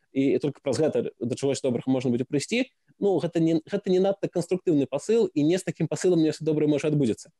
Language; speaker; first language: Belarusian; native; Belarusian